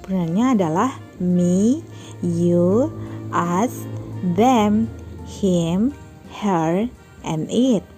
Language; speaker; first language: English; non-native, fluent; Indonesian